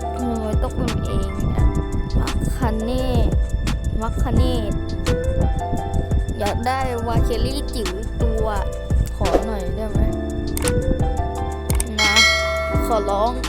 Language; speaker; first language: Thai; native; Thai